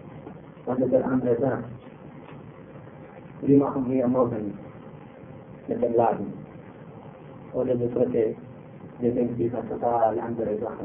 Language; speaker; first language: German; non-native, fluent; Arabic